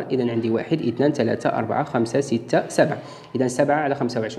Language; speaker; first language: Arabic; native; Arabic